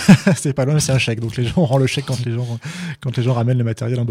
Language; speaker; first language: French; native; French